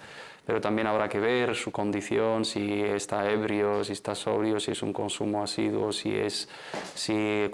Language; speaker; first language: Spanish; native; Spanish